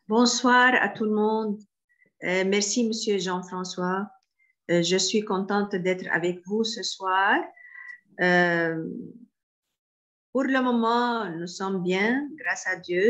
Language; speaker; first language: French; non-native, fluent; Arabic